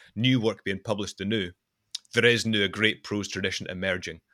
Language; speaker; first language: English; non-native, local second language; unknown